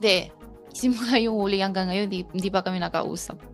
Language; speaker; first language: Filipino; non-native, learner; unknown